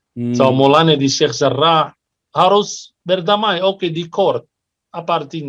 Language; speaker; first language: Indonesian; non-native, fluent; Arabic